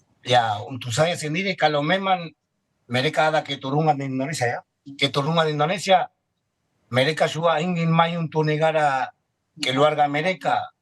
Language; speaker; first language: Indonesian; non-native, fluent; Spanish